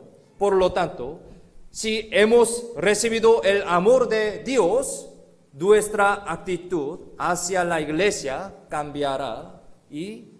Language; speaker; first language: Spanish; non-native, learner; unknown